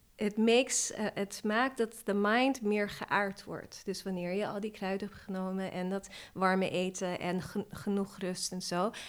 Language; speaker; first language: Dutch; non-native, fluent; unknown